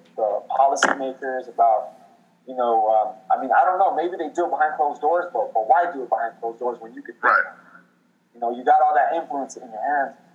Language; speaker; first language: English; native; English